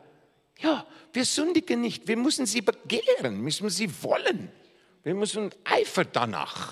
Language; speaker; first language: German; non-native, fluent; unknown